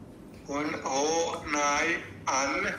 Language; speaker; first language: Vietnamese; non-native, learner; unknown